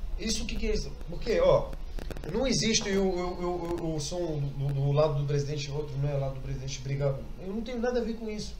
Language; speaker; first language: Portuguese; non-native, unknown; Arabic